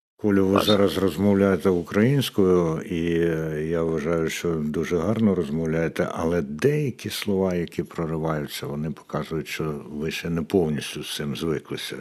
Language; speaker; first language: Ukrainian; native; Ukrainian